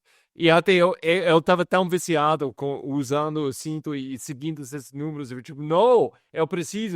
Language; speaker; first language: Portuguese; non-native, fluent; English